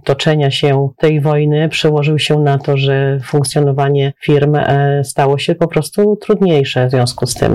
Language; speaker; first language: Polish; native; Polish